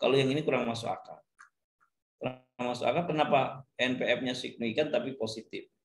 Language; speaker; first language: Indonesian; native; Indonesian